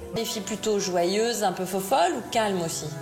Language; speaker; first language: French; native; French